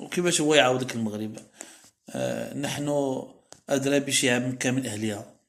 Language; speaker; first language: Arabic; native; Arabic